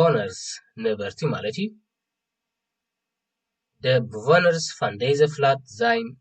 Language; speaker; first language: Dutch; non-native, fluent; Tigrinya